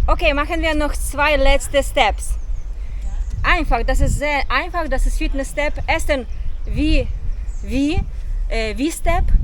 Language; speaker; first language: German; non-native, learner; Ukrainian